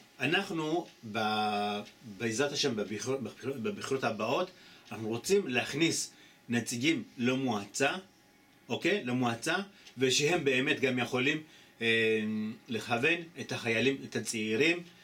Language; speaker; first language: Hebrew; non-native, fluent; Amharic